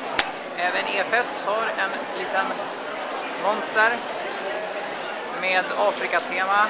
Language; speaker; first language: Swedish; native; Swedish